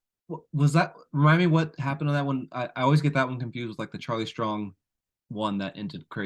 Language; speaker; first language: English; native; English